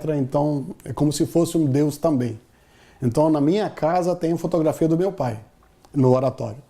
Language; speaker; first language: Portuguese; non-native, fluent; Telugu